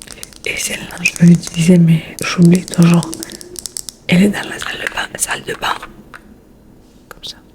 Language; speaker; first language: French; non-native, learner; Spanish